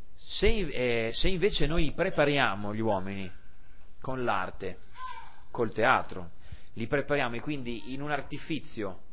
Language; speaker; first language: Italian; native; Italian